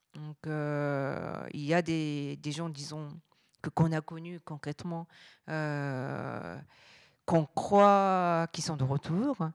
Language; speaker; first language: French; non-native, fluent; Japanese